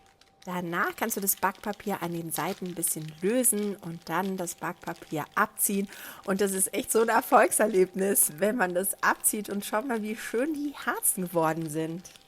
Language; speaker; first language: German; native; German